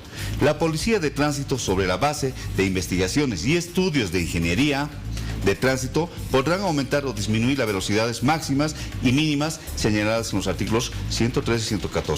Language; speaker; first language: Spanish; native; Spanish